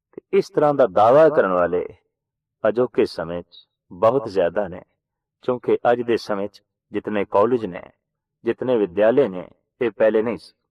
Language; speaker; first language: Hindi; non-native, local second language; Punjabi